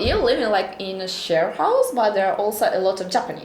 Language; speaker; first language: English; non-native, fluent; Russian